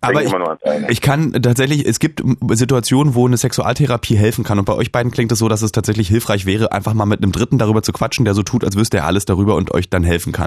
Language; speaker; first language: German; native; German